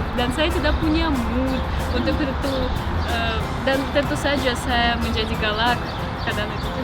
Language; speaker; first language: Indonesian; non-native, fluent; Russian